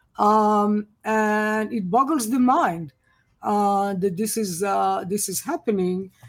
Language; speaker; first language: English; non-native, fluent; Hebrew